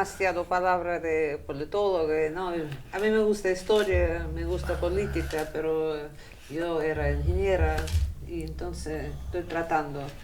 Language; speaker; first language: Spanish; non-native, fluent; Russian